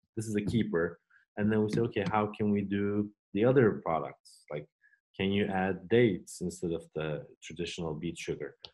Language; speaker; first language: English; non-native, fluent; Turkish